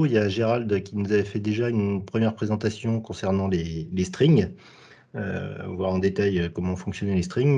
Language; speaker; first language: French; native; French